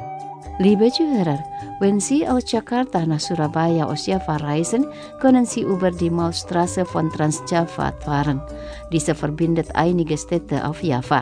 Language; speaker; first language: German; non-native, fluent; Indonesian